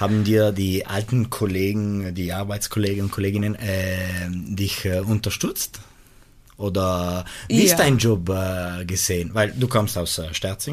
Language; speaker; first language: German; non-native, local second language; Italian